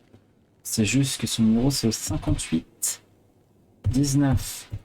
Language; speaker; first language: French; native; French